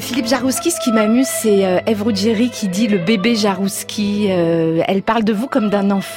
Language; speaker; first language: French; native; French